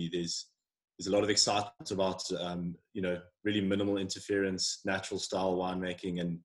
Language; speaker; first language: English; native; English